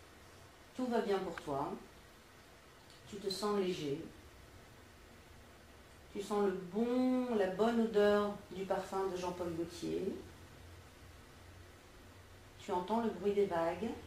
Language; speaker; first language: French; native; French